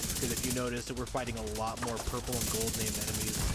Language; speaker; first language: English; native; English